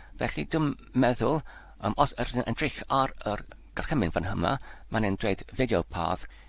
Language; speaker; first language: Welsh; non-native, learner; Polish